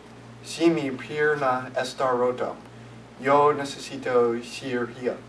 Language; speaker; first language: Spanish; non-native, learner; English